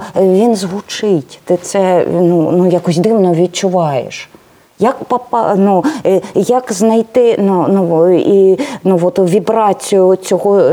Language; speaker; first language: Ukrainian; non-native, local second language; Russian